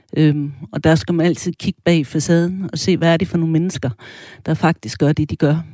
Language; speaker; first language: Danish; early bilingual, other home language; German